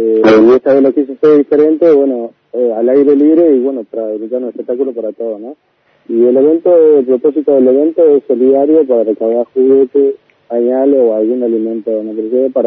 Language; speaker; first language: Spanish; native; Spanish